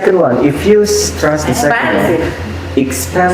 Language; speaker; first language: English; non-native, fluent; Indonesian